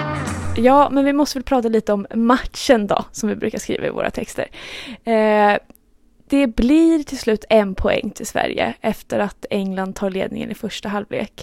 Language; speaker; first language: Swedish; native; Swedish